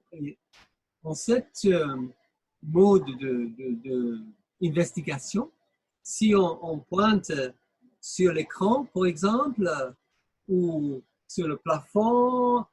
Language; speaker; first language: French; non-native, fluent; English